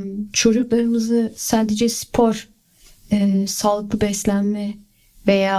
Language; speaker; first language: Turkish; early bilingual, heritage; Turkish